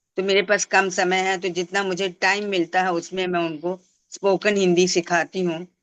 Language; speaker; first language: Hindi; non-native, local second language; Tamil